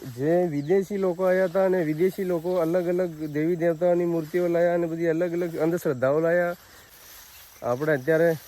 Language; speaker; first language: Gujarati; native; Gujarati